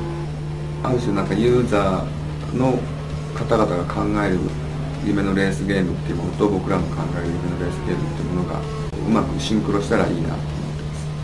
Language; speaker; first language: Japanese; native; Japanese